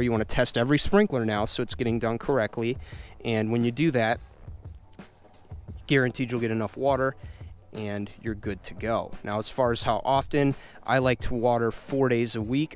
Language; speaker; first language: English; native; English